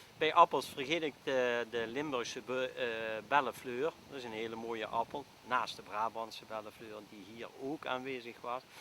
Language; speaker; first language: Dutch; native; Dutch